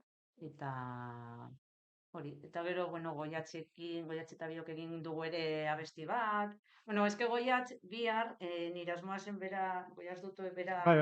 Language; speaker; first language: Basque; non-native, local second language; Spanish